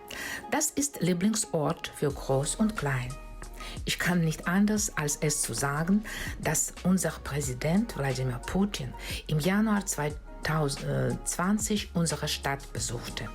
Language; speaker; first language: German; non-native, fluent; Russian